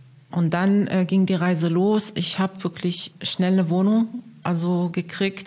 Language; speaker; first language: German; non-native, fluent; Arabic